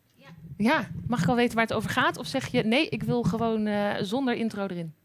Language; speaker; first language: Dutch; native; Dutch